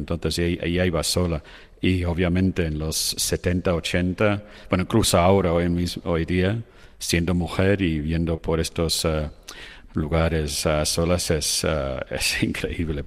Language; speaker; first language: Spanish; non-native, fluent; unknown